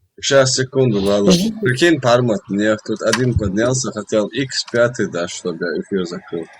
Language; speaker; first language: Russian; non-native, local second language; Chechen